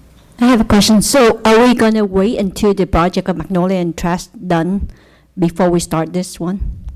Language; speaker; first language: English; non-native, fluent; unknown